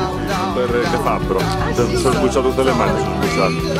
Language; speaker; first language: Italian; native; Italian